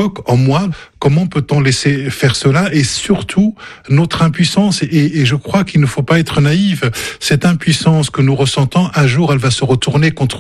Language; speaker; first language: French; non-native, local second language; Arabic